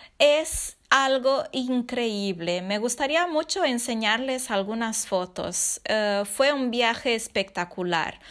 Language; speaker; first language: Spanish; non-native, fluent; Portuguese